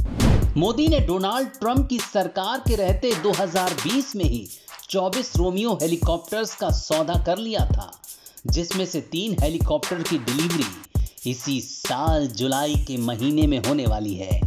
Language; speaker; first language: Hindi; native; Hindi